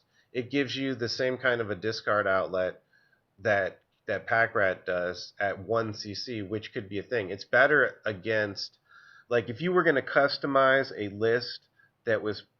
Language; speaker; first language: English; native; English